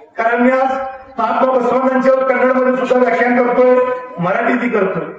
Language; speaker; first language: Marathi; non-native, local second language; Kannada